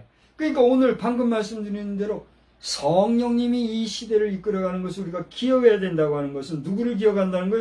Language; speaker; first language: Korean; native; Korean